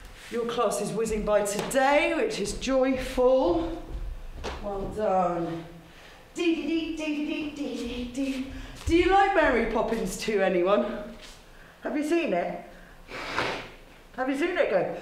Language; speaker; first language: English; native; English